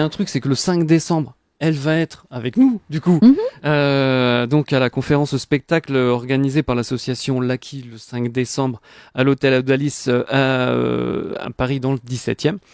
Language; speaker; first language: French; native; French